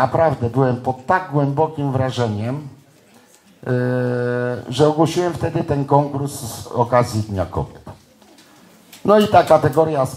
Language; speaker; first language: Polish; native; Polish